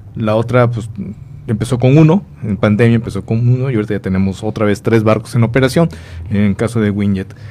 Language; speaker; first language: Spanish; native; Spanish